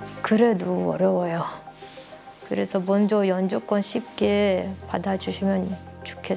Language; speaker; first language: Korean; non-native, learner; Russian